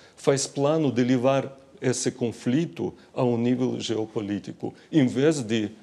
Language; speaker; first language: Portuguese; non-native, fluent; Ukrainian